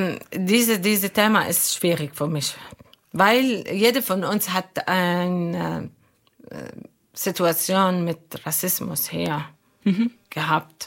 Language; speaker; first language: German; non-native, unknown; Arabic